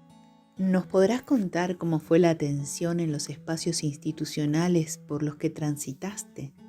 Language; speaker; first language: Spanish; native; Spanish